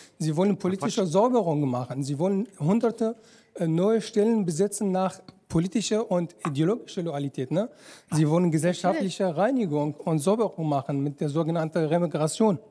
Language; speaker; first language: German; non-native, fluent; Arabic